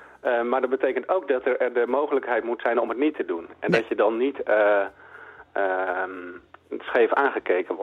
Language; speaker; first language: Dutch; native; Dutch